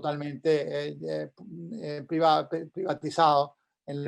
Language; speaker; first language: Spanish; native; Spanish